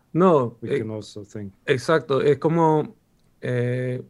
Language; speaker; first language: Spanish; non-native, fluent; Swedish